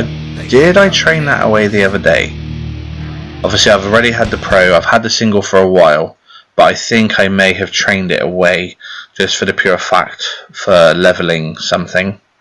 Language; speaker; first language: English; native; English